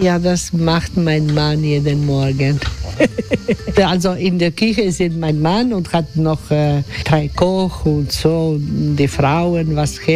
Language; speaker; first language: German; non-native, learner; Croatian